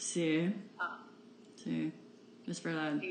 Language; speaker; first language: Spanish; non-native, fluent; English